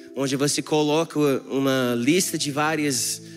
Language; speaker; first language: Portuguese; non-native, fluent; English